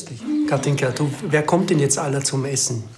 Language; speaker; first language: German; native; German